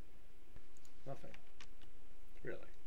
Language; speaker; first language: English; native; English